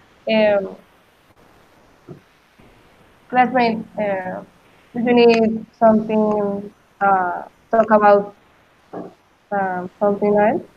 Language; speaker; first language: English; non-native, learner; Spanish